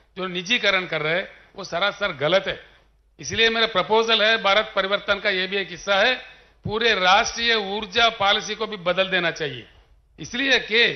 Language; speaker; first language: Hindi; non-native, local second language; Telugu